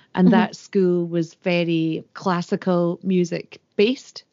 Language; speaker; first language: English; native; English